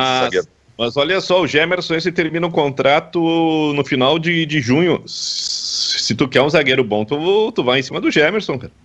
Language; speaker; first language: Portuguese; native; Portuguese